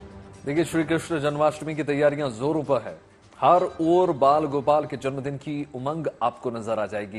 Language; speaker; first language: Hindi; native; Hindi